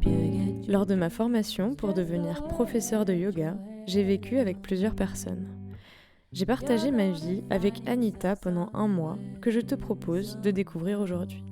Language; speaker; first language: French; native; French